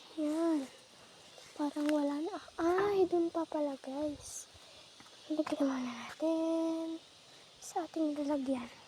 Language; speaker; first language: Filipino; non-native, local second language; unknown